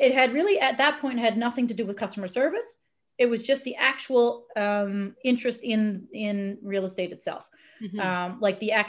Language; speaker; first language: English; native; English